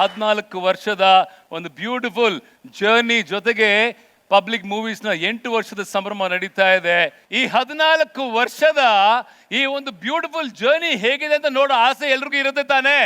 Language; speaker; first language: Kannada; native; Kannada